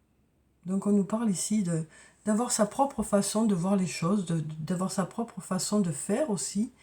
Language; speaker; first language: French; native; French